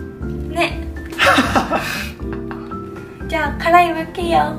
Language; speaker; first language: Korean; non-native, fluent; Japanese